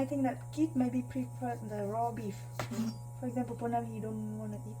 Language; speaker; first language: English; non-native, fluent; Vietnamese